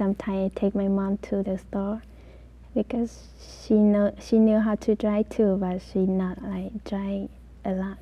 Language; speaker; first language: English; non-native, learner; Lao